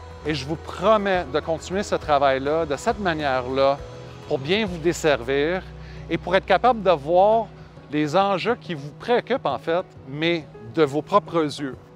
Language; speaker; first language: French; non-native, local second language; English